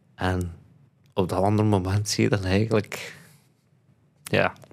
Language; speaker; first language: Dutch; early bilingual, other home language; Turkish